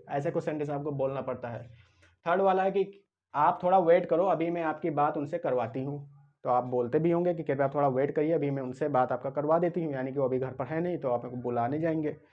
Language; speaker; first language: Hindi; native; Hindi